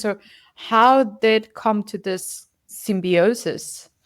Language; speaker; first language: English; non-native, fluent; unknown